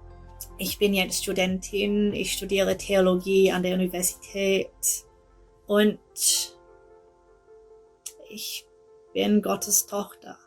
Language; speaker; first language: German; non-native, learner; English